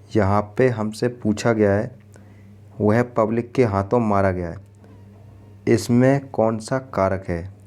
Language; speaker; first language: Hindi; native; Hindi